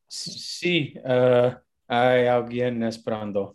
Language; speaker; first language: Spanish; non-native, learner; English